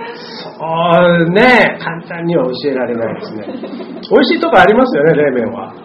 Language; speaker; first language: Japanese; native; Japanese